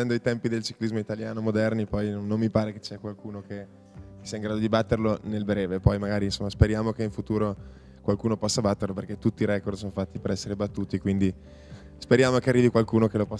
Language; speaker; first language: Italian; native; Italian